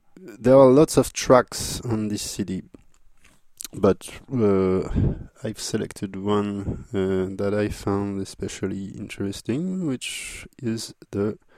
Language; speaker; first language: English; non-native, fluent; French